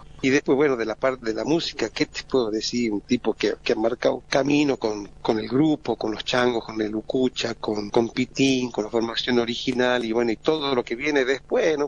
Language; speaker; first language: Spanish; native; Spanish